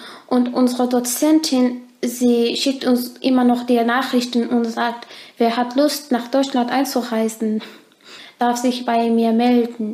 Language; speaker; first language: German; non-native, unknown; Turkish